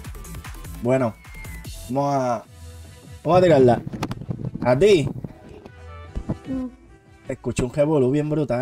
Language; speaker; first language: Spanish; native; Spanish